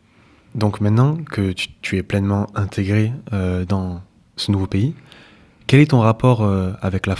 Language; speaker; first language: French; native; French